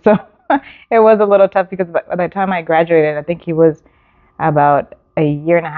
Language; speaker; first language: English; native; English